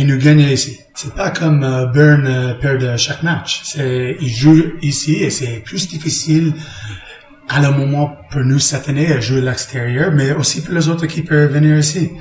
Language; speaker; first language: French; non-native, learner; English